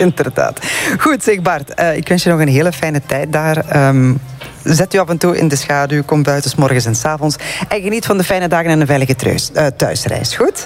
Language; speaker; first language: Dutch; native; Dutch